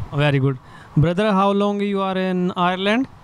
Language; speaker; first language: English; non-native, learner; Bangla